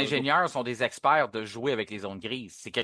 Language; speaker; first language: French; native; French